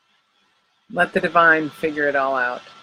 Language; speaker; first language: English; native; English